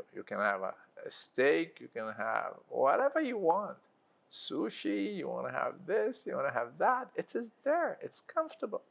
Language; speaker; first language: English; non-native, local second language; Arabic